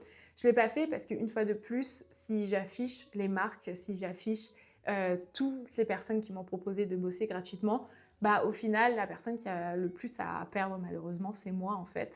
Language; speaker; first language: French; native; French